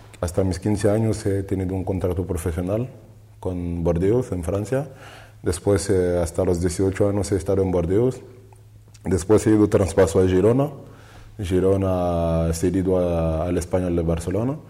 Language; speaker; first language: Spanish; non-native, learner; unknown